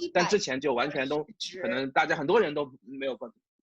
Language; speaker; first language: Chinese; native; Chinese